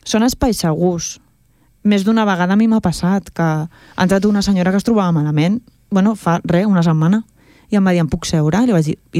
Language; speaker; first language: Catalan; native; Catalan